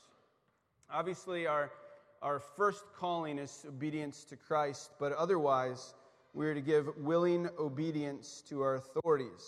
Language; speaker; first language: English; native; English